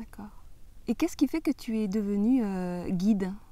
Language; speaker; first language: French; native; French